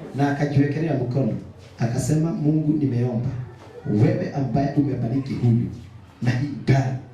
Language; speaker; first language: Swahili; non-native, local second language; Kikuyu